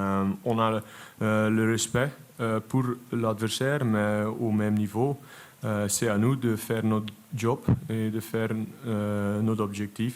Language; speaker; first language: French; non-native, local second language; Dutch